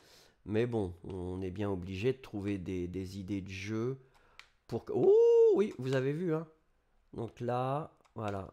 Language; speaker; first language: French; native; French